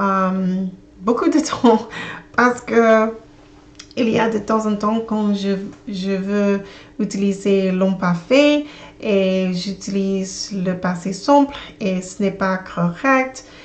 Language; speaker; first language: French; non-native, learner; English